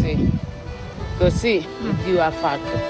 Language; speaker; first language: Italian; non-native, learner; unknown